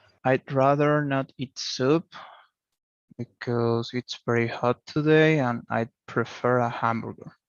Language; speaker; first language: English; non-native, learner; Spanish